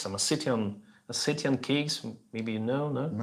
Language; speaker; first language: English; non-native, learner; Russian